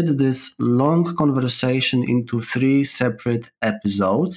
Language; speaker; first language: English; non-native, fluent; Polish